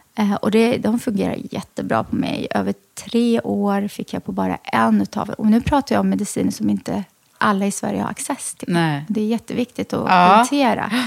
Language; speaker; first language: Swedish; early bilingual, other home language; Arabic